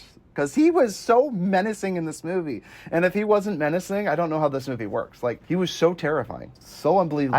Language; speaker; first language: English; native; English